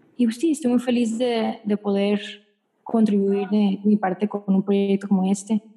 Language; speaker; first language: Spanish; early bilingual, heritage; Spanish